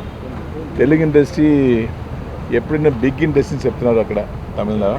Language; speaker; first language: Telugu; non-native, learner; Tamil